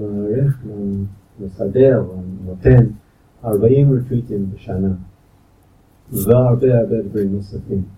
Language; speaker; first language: Hebrew; non-native, fluent; English